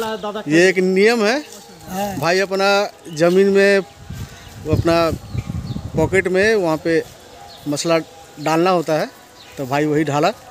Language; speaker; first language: Hindi; native; Hindi